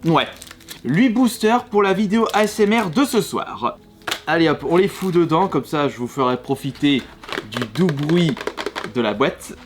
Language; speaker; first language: French; native; French